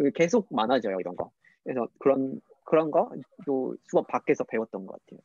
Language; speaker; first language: Korean; non-native, fluent; English